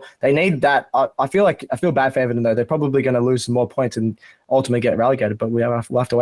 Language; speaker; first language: English; native; English